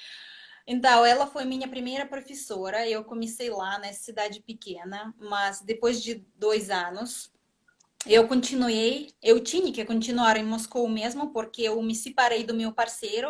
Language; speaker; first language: Portuguese; non-native, fluent; Russian